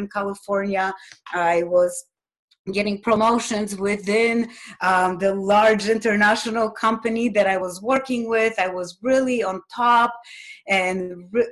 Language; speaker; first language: English; non-native, fluent; Polish